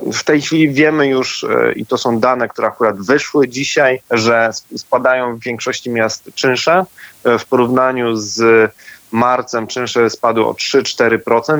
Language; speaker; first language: Polish; native; Polish